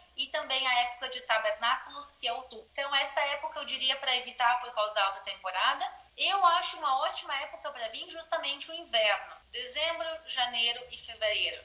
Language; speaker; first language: Portuguese; native; Portuguese